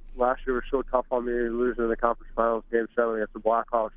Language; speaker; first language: English; native; English